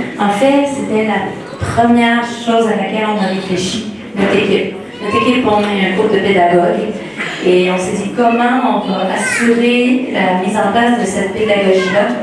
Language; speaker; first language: French; native; French